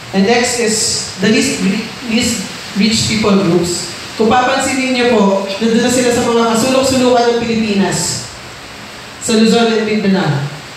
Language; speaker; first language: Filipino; non-native, local second language; Iloko